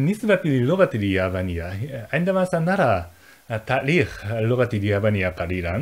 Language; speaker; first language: Arabic; non-native, fluent; Japanese